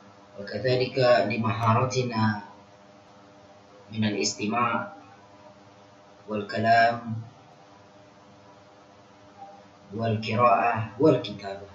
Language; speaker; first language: Arabic; non-native, fluent; Indonesian